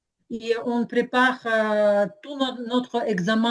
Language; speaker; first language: French; non-native, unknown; Ukrainian